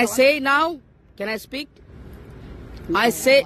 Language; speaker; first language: English; non-native, learner; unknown